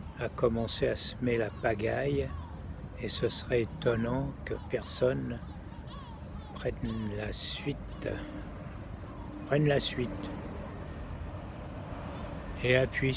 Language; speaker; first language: French; native; French